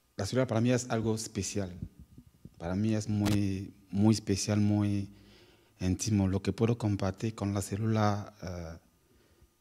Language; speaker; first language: Spanish; non-native, learner; French